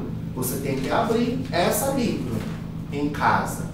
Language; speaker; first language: Portuguese; non-native, fluent; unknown